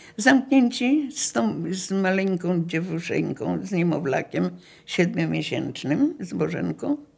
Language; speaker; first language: Polish; native; Polish